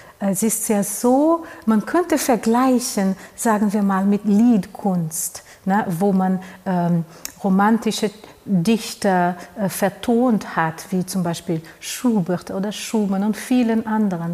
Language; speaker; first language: German; non-native, fluent; Portuguese